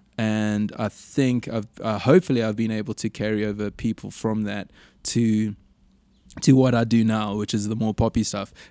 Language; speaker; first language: English; native; English